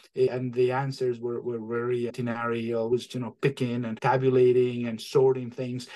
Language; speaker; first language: English; non-native, fluent; Spanish